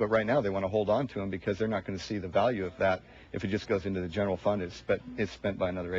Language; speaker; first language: English; native; English